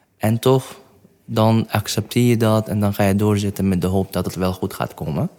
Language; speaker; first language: Dutch; non-native, fluent; Kurdish